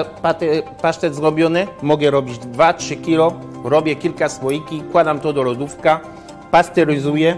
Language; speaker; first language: Polish; non-native, learner; French